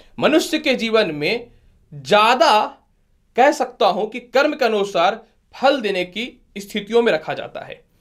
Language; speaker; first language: Hindi; native; Hindi